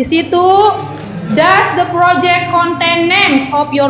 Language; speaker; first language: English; non-native, learner; Indonesian